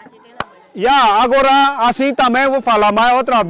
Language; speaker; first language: Portuguese; non-native, learner; Vietnamese